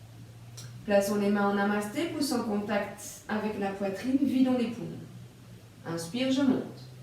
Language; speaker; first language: French; native; French